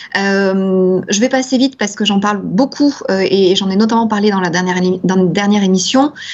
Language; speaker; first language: French; native; French